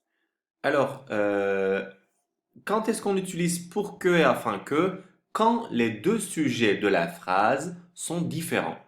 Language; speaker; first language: French; non-native, fluent; Turkish